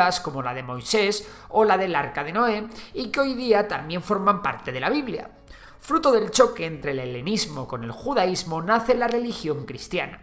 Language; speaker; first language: Spanish; native; Spanish